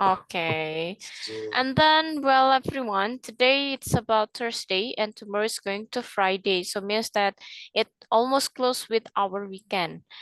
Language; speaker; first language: English; non-native, fluent; Indonesian